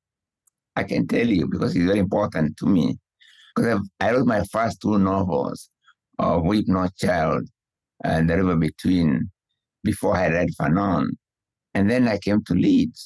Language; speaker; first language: English; non-native, local second language; Kikuyu